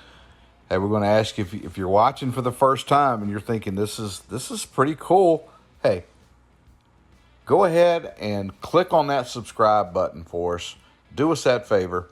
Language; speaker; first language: English; native; English